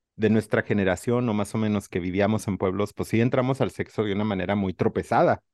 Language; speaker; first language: Spanish; native; Spanish